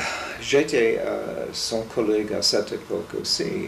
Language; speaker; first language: French; non-native, fluent; English